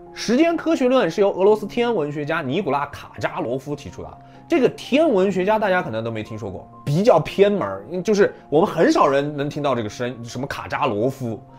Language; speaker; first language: Chinese; native; Chinese